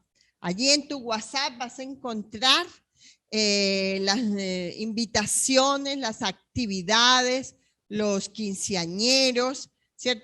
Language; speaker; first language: Spanish; native; Spanish